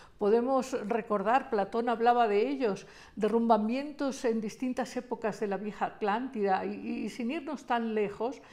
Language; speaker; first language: Spanish; native; Spanish